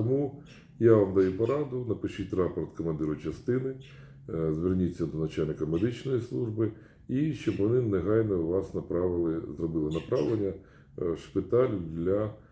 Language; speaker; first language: Ukrainian; native; Ukrainian